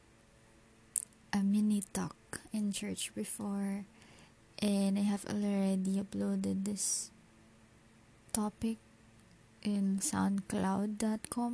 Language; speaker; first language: English; non-native, local second language; Filipino